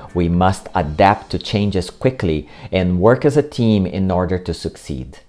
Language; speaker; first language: English; non-native, fluent; Portuguese